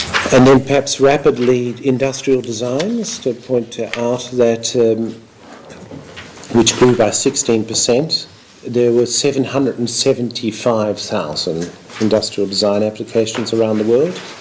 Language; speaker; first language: English; native; English